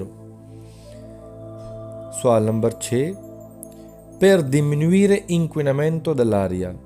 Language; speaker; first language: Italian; non-native, fluent; Punjabi